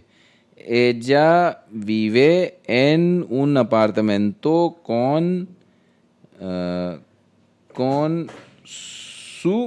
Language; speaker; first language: Spanish; non-native, learner; Hindi